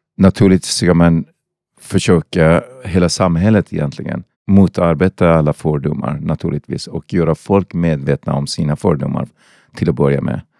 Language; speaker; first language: Swedish; non-native, fluent; Persian